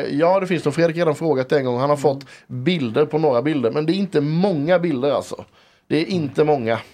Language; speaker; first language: Swedish; native; Swedish